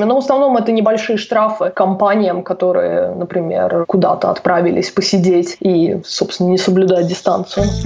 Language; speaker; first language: Russian; native; Russian